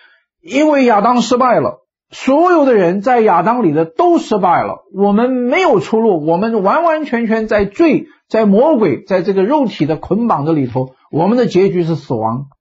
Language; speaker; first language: Chinese; native; Chinese